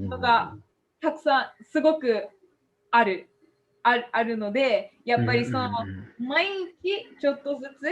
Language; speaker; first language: Japanese; non-native, fluent; English